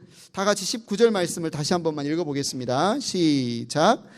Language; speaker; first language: Korean; native; Korean